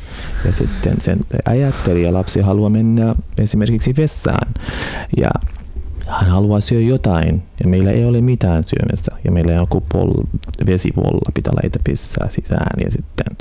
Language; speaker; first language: Finnish; non-native, learner; Arabic